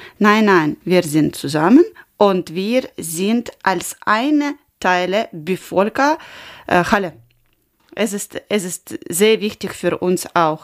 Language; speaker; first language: German; non-native, learner; Ukrainian